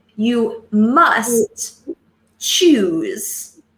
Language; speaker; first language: English; native; English